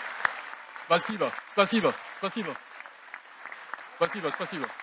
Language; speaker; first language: Russian; non-native, fluent; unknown